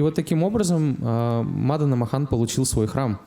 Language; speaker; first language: Russian; native; Russian